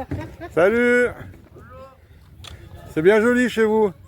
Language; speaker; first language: French; native; French